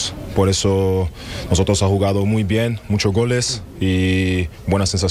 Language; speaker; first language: Spanish; non-native, learner; German